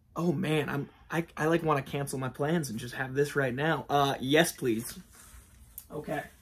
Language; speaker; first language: English; native; English